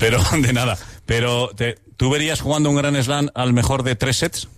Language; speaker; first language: Spanish; native; Spanish